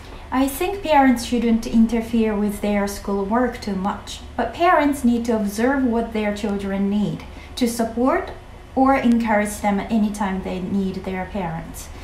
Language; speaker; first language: English; non-native, fluent; Japanese